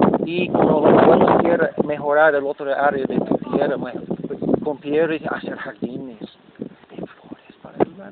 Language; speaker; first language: Spanish; non-native, learner; English